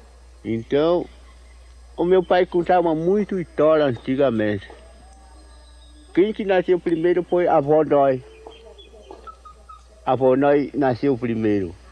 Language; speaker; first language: Portuguese; non-native, local second language; Kayapó